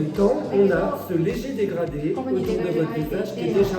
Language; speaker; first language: French; native; French